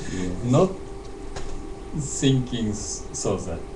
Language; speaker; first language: English; non-native, learner; Japanese